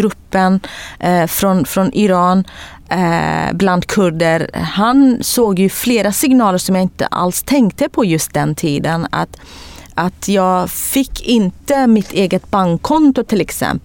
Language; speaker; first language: Swedish; non-native, fluent; Kurdish